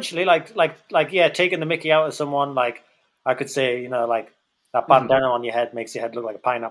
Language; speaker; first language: English; native; English